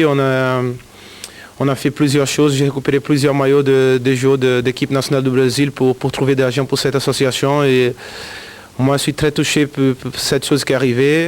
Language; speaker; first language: French; non-native, fluent; Portuguese